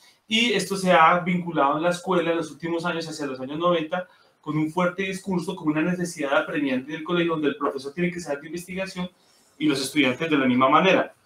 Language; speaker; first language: Spanish; native; Spanish